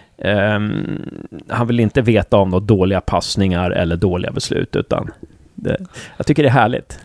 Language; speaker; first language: Swedish; native; Swedish